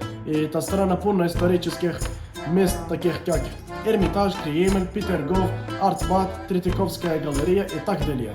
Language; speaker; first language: Russian; non-native, learner; Arabic